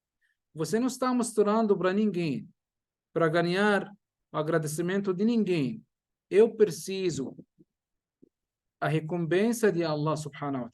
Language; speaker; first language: Portuguese; non-native, fluent; Arabic